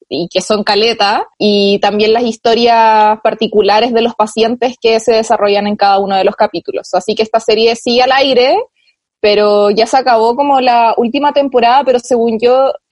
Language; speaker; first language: Spanish; native; Spanish